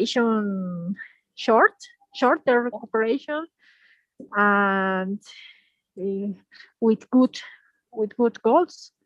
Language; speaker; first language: English; non-native, learner; Spanish